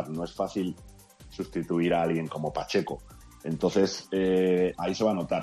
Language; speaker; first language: Spanish; native; Spanish